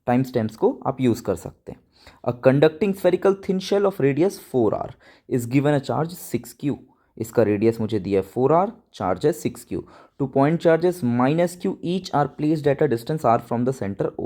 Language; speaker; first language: Hindi; native; Hindi